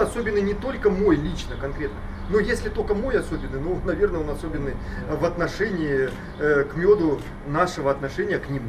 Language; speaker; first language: Russian; native; Russian